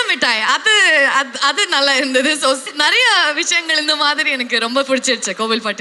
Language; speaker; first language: Tamil; non-native, learner; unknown